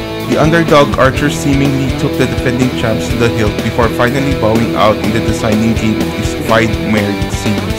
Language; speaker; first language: English; non-native, local second language; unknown